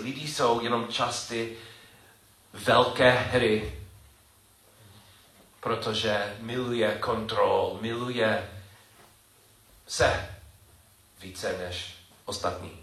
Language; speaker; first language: Czech; non-native, learner; English